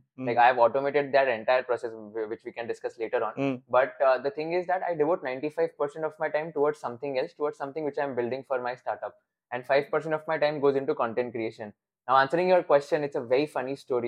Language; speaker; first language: English; non-native, local second language; Hindi